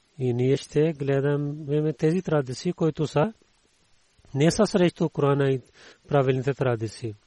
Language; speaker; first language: Bulgarian; non-native, learner; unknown